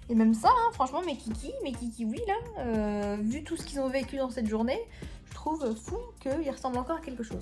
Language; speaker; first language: French; native; French